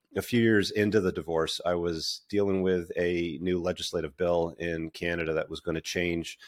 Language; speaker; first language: English; native; English